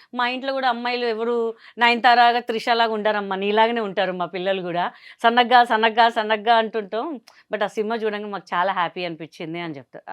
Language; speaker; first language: Telugu; non-native, fluent; Hindi